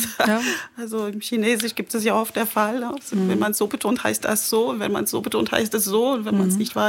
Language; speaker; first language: German; non-native, fluent; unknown